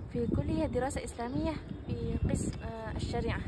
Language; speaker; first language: Arabic; non-native, learner; Malay